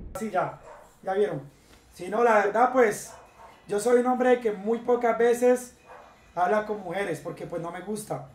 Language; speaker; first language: Spanish; native; Spanish